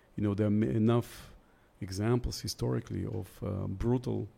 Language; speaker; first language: English; early bilingual, other home language; Russian